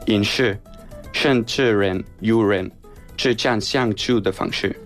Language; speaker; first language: Chinese; non-native, learner; Spanish